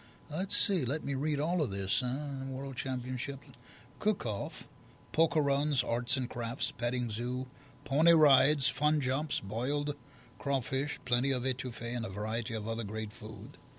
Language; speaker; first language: English; early bilingual, other home language; French